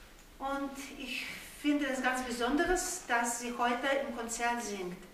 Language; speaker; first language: German; non-native, fluent; Russian